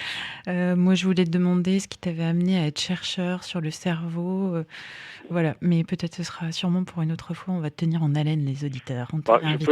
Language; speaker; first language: French; native; French